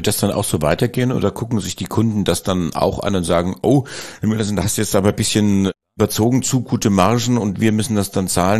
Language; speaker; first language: German; native; German